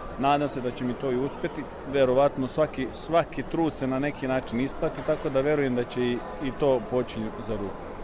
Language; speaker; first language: Serbian; early bilingual, heritage; Serbian